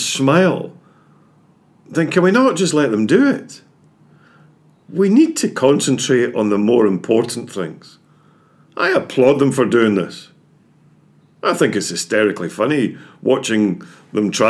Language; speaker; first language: English; native; English